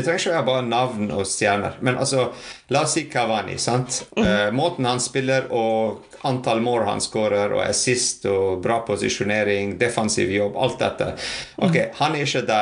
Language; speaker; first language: Norwegian; non-native, fluent; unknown